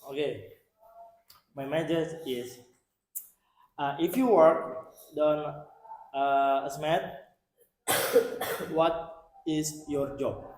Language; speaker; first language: English; non-native, learner; Indonesian